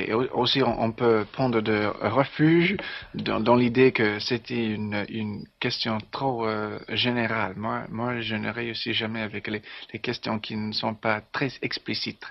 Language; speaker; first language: French; non-native, learner; English